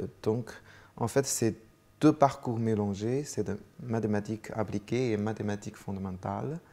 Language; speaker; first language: French; non-native, fluent; Chinese